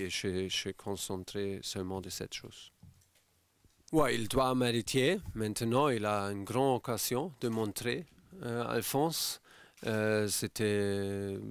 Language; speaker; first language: French; non-native, fluent; German